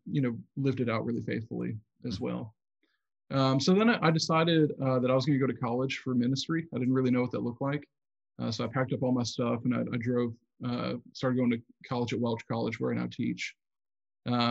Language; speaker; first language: English; native; English